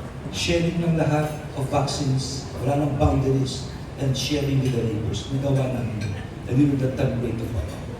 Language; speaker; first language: English; non-native, local second language; Filipino